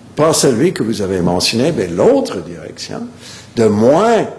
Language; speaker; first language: French; non-native, fluent; English